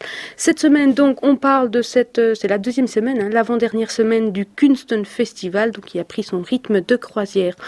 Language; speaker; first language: French; native; French